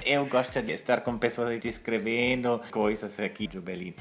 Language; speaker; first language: Portuguese; non-native, fluent; German